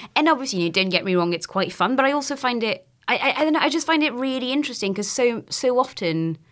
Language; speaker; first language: English; non-native, fluent; French